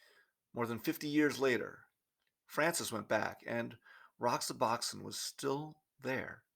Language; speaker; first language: English; native; English